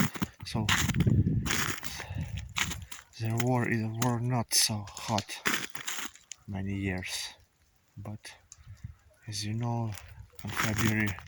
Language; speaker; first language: English; non-native, learner; Ukrainian